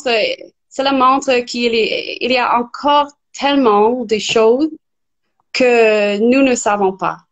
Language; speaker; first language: French; non-native, fluent; English